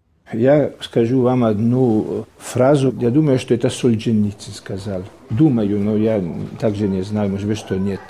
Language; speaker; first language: Russian; non-native, fluent; Italian